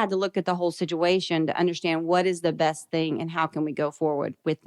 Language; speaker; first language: English; native; English